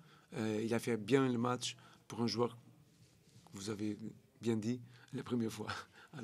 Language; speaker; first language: French; non-native, learner; Portuguese